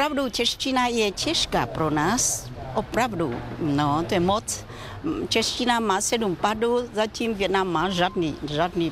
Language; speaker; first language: Czech; non-native, fluent; Vietnamese